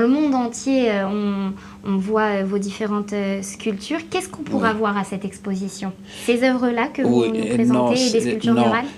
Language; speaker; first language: French; native; French